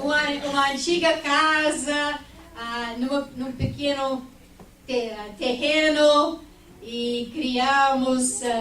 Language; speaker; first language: Portuguese; non-native, fluent; English